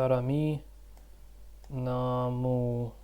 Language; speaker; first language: Korean; non-native, learner; Russian